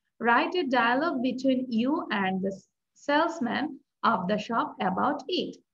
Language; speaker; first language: English; non-native, local second language; Bangla